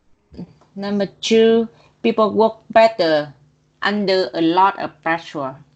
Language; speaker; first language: English; non-native, learner; Vietnamese